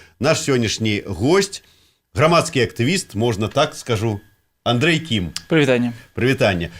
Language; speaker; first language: Belarusian; native; Belarusian